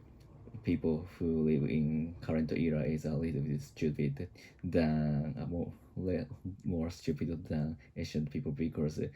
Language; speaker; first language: English; non-native, learner; Japanese